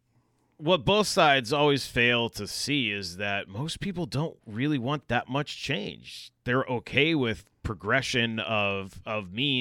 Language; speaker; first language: English; native; English